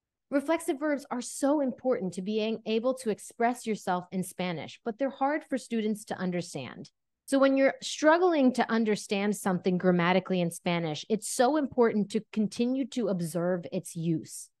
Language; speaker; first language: English; native; English